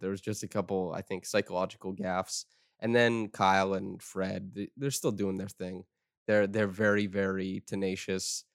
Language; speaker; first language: English; native; English